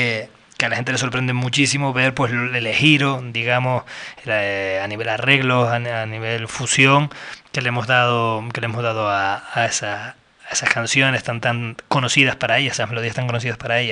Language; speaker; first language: Spanish; native; Spanish